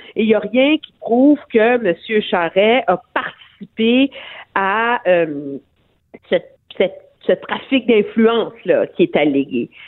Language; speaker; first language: French; native; French